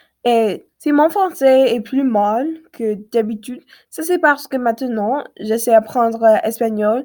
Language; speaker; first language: French; non-native, learner; English